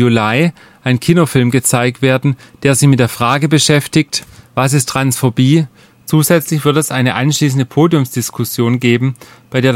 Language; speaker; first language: German; native; German